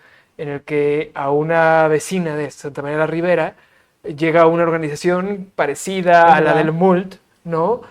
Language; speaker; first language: Spanish; native; Spanish